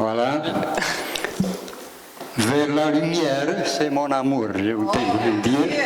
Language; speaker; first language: French; non-native, learner; Romanian